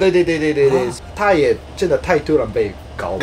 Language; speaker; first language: Chinese; non-native, fluent; Japanese